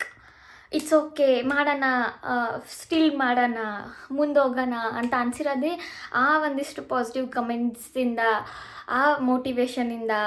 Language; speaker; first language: Kannada; native; Kannada